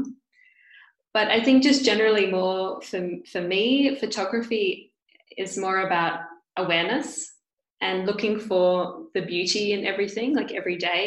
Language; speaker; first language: English; native; English